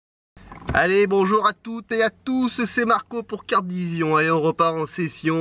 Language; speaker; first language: French; native; French